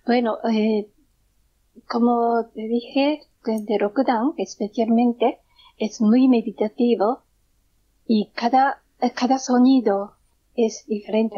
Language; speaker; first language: Spanish; non-native, learner; Japanese